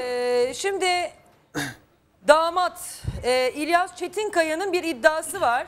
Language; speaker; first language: Turkish; native; Turkish